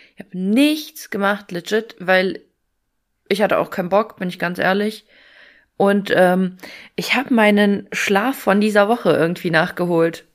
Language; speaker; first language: German; early bilingual, other home language; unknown